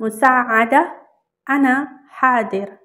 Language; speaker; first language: Arabic; non-native, fluent; Indonesian